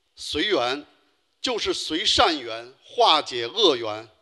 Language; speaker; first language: Chinese; native; Chinese